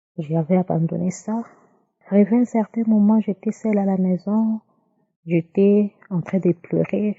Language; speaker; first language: French; non-native, local second language; Lingala